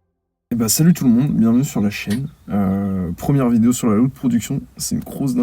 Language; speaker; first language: French; native; French